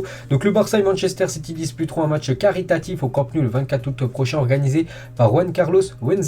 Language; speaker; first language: French; native; French